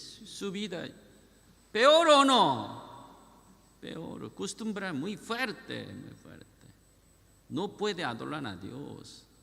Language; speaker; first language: Spanish; non-native, learner; Korean